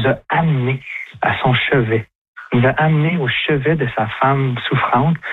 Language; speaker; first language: French; native; French